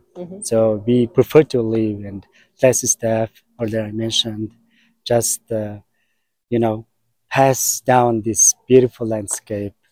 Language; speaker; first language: English; non-native, learner; Mongolian